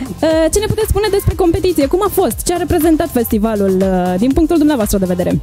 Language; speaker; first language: Romanian; native; Romanian